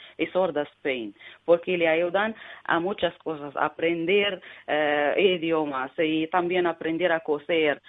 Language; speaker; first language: Spanish; non-native, learner; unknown